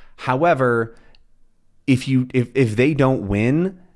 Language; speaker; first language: English; native; English